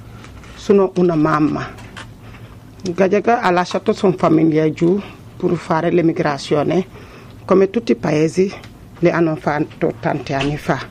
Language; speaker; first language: Italian; non-native, learner; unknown